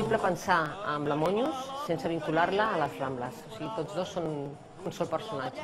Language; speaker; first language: Catalan; native; Catalan